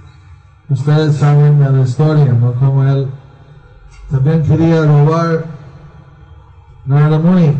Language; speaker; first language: Spanish; non-native, learner; Bangla